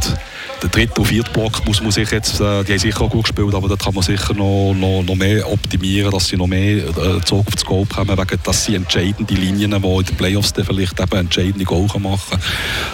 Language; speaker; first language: German; native; German